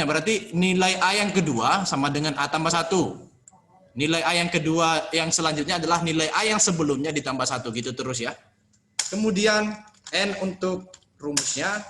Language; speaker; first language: Indonesian; native; Indonesian